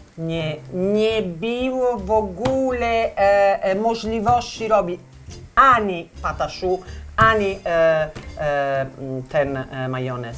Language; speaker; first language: Polish; non-native, learner; Italian